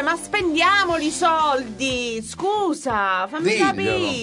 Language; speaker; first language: Italian; native; Italian